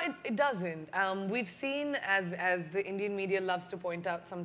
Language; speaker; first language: English; non-native, local second language; Hindi